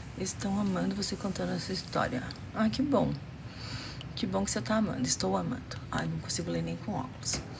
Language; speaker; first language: Portuguese; early bilingual, other home language; Romanian